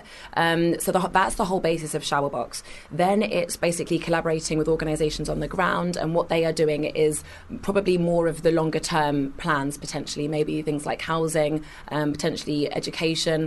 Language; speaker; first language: English; native; English